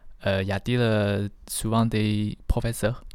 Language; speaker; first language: French; non-native, learner; Chinese